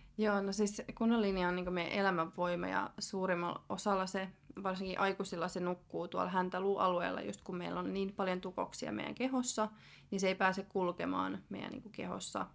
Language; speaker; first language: Finnish; early bilingual, other home language; Russian